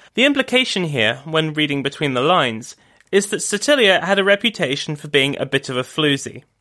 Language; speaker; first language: English; native; English